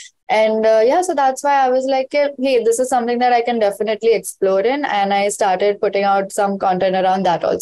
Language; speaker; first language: English; non-native, local second language; Hindi